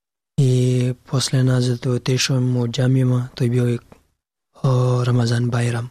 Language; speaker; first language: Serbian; non-native, learner; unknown